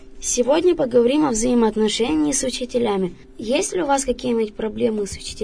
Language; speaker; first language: Russian; native; Russian